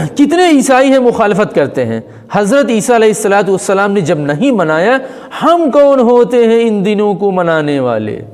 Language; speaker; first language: Urdu; native; Urdu